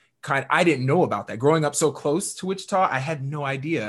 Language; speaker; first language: English; native; English